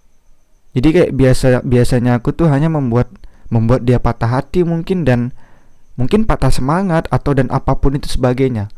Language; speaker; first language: Indonesian; native; Indonesian